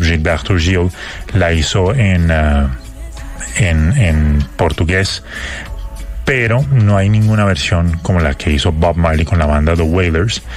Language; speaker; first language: Spanish; native; Spanish